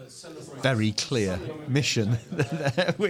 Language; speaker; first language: English; native; English